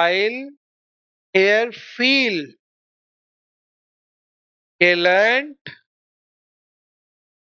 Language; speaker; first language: German; non-native, fluent; Hindi